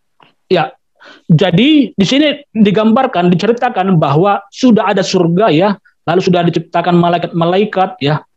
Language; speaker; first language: Indonesian; native; Indonesian